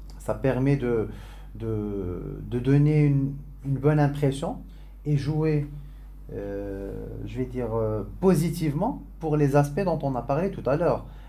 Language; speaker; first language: French; non-native, local second language; Arabic